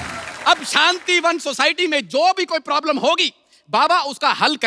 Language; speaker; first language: Hindi; native; Hindi